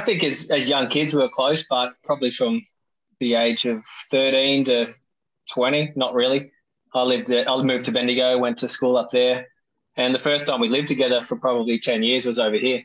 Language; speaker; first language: English; native; English